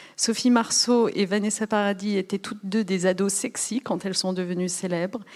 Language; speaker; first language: French; early bilingual, other home language; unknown